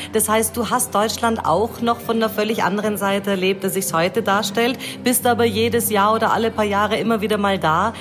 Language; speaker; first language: German; native; German